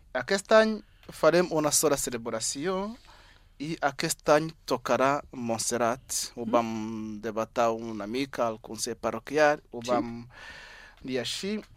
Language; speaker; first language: Catalan; non-native, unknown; Kinyarwanda